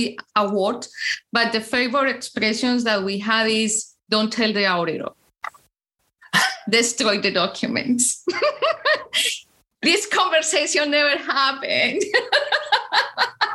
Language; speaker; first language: English; non-native, fluent; Spanish